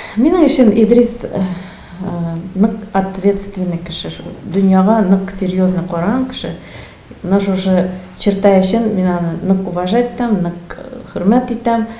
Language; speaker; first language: Tatar; native; Tatar